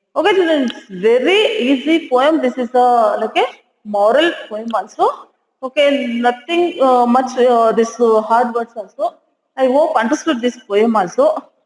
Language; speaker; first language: English; non-native, local second language; Hindi